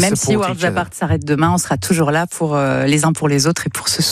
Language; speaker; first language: French; native; French